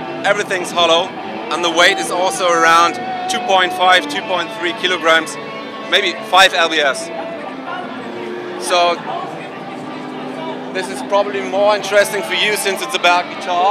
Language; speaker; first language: English; non-native, fluent; German